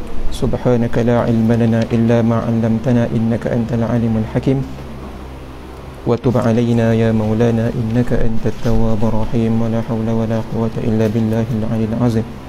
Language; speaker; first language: Arabic; non-native, fluent; Malay